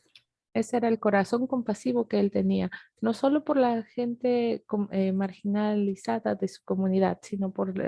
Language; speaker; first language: Spanish; native; Spanish